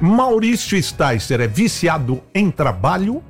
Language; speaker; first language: Portuguese; native; Portuguese